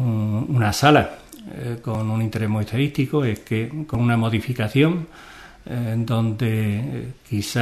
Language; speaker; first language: Spanish; native; Spanish